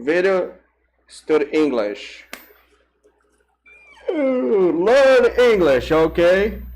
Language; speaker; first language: English; non-native, learner; Portuguese